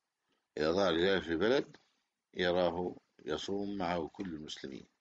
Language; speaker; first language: Arabic; native; Arabic